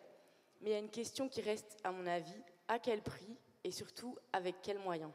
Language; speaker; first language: French; native; French